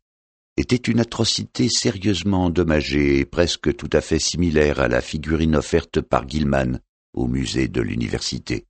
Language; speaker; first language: French; native; French